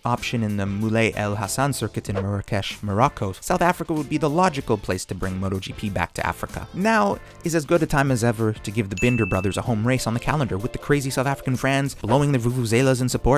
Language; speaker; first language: English; native; English